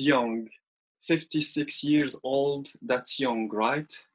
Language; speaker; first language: English; non-native, fluent; Arabic